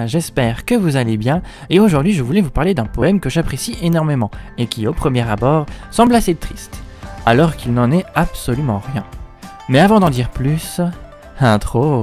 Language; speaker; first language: French; native; French